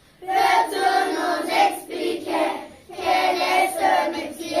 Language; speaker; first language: French; non-native, learner; Turkish